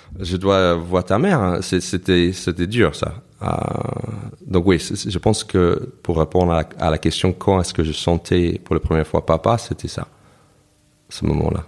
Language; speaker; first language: French; non-native, fluent; English